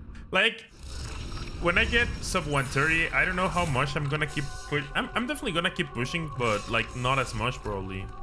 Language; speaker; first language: English; non-native, fluent; Spanish